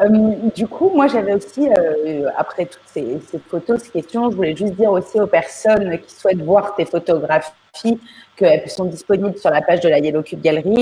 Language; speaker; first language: French; native; French